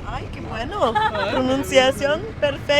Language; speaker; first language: Spanish; non-native, learner; German